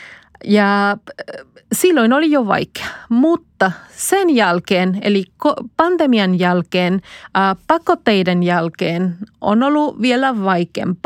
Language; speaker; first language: Finnish; non-native, fluent; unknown